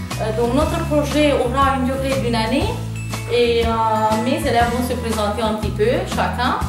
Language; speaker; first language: French; non-native, fluent; Romanian